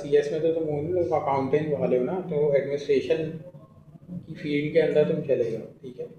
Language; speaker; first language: Hindi; native; Hindi